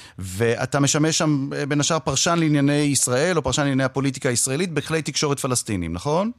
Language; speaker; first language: Hebrew; native; Hebrew